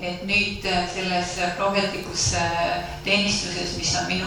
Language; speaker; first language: Finnish; non-native, learner; Estonian